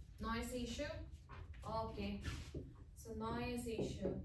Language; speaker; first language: English; non-native, fluent; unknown